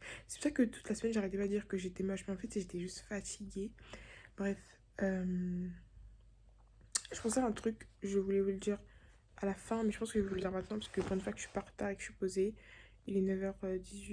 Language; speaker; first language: French; native; French